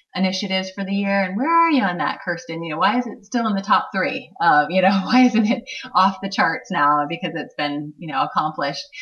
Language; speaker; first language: English; native; English